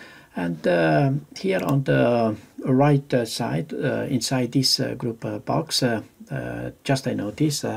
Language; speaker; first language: English; non-native, fluent; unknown